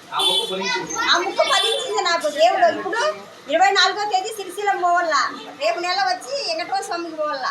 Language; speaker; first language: Telugu; native; Telugu